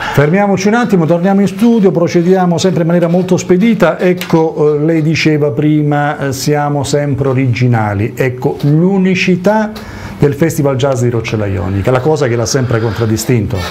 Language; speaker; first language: Italian; native; Italian